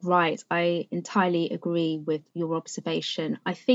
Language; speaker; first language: English; native; English